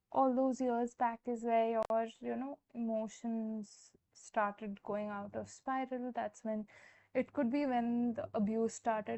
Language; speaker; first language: English; non-native, local second language; Hindi